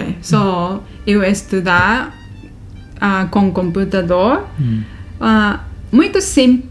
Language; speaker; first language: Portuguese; non-native, learner; Japanese